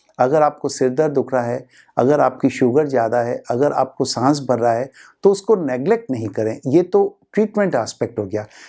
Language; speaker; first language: Hindi; native; Hindi